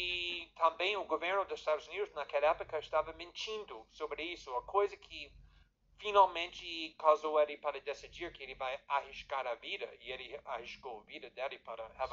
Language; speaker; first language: Portuguese; non-native, fluent; English